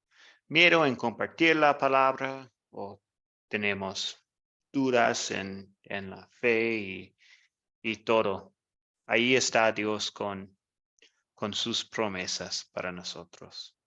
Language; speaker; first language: Spanish; non-native, fluent; English